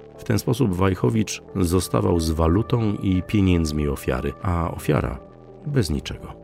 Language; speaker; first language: Polish; native; Polish